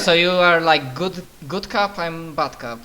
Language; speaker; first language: English; non-native, fluent; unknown